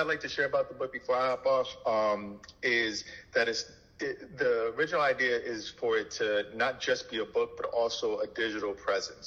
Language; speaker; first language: English; early bilingual, other home language; Haitian Creole